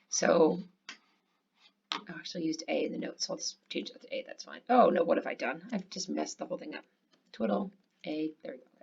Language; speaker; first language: English; native; English